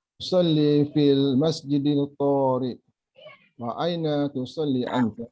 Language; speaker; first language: Arabic; non-native, learner; Malay